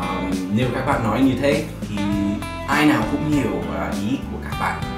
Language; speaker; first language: Vietnamese; non-native, fluent; English